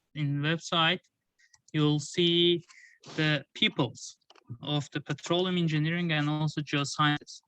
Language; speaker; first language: English; non-native, fluent; Azerbaijani